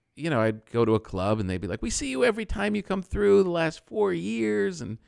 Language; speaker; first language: English; native; English